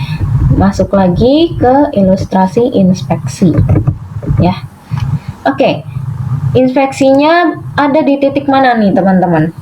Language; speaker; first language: Indonesian; native; Indonesian